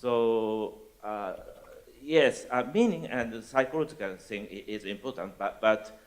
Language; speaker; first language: English; non-native, learner; Japanese